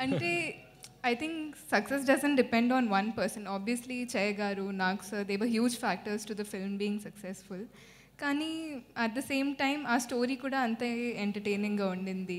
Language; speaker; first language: Telugu; non-native, fluent; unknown